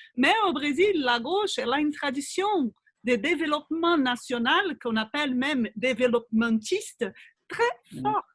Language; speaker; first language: French; non-native, fluent; Portuguese